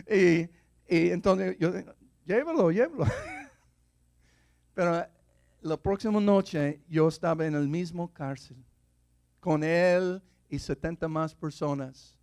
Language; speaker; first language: Spanish; non-native, fluent; English